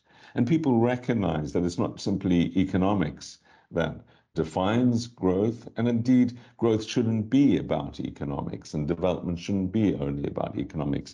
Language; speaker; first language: English; native; English